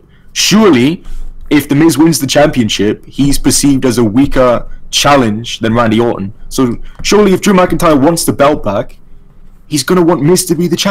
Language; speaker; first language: English; native; English